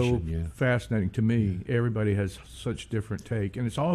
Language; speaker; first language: English; native; English